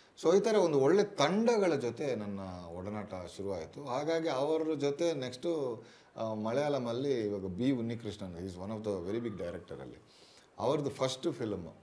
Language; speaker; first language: Kannada; non-native, local second language; Tulu